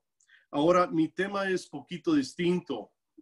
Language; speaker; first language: Spanish; non-native, local second language; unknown